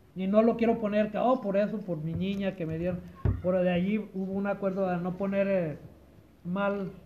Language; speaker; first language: Spanish; early bilingual, heritage; Spanish